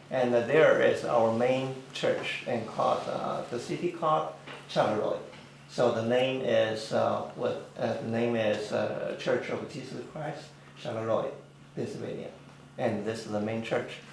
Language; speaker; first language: English; non-native, learner; Chinese